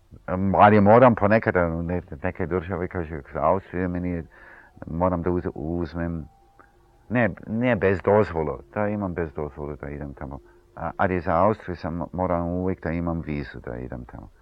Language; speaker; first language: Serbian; early bilingual, heritage; Serbian